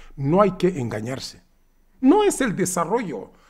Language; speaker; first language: Spanish; non-native, fluent; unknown